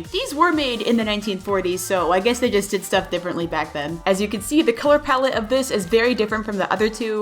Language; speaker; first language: English; native; English